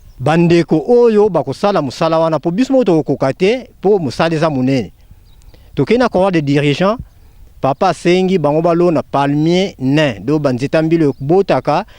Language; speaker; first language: Lingala; non-native, local second language; Kongo